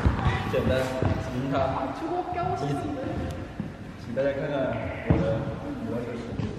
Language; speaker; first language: Chinese; native; Chinese